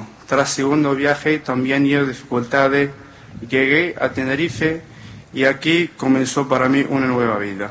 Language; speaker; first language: Spanish; non-native, fluent; Arabic